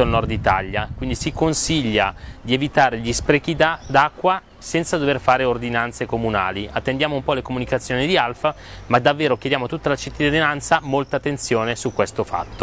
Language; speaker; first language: Italian; native; Italian